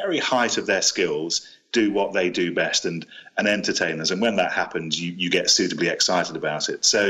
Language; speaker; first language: English; native; English